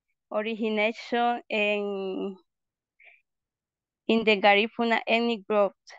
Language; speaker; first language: English; non-native, learner; Spanish